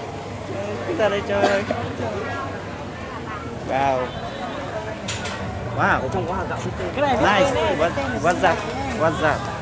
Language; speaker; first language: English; non-native, learner; Hmong